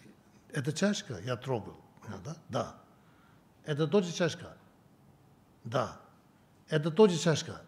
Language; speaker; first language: Russian; non-native, learner; Tibetan